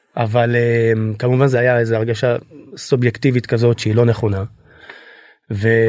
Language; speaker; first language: Hebrew; native; Hebrew